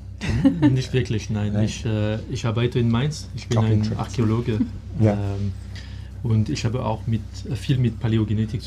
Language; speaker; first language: German; non-native, fluent; French